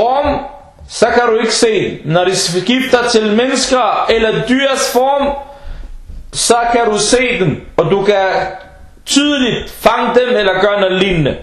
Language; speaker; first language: Danish; non-native, fluent; Arabic